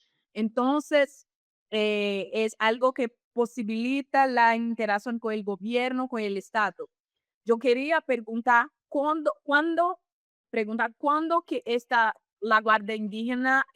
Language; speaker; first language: Spanish; non-native, fluent; Portuguese